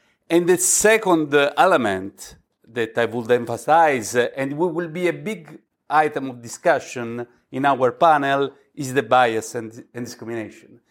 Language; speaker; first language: English; non-native, fluent; Italian